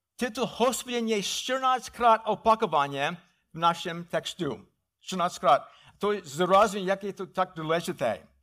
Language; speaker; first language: Czech; non-native, fluent; English